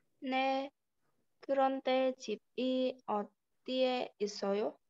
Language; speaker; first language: Korean; non-native, learner; Vietnamese